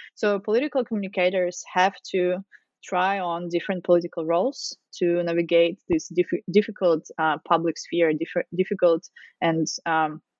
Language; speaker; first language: English; non-native, fluent; Russian